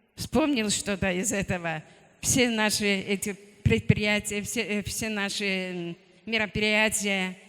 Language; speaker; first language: Russian; non-native, local second language; Azerbaijani